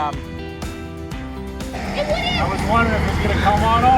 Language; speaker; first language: English; native; English